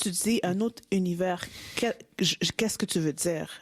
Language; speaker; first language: French; native; French